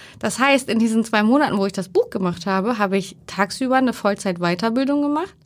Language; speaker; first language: German; early bilingual, other home language; Turkish